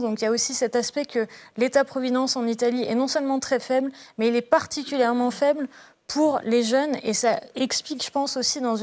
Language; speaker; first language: French; native; French